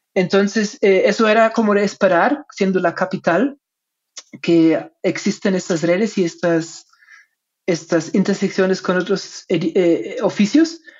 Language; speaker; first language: Spanish; non-native, fluent; German